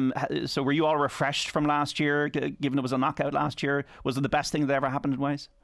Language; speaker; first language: English; native; English